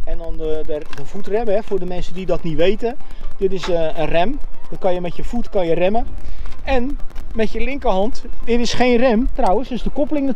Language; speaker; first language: Dutch; native; Dutch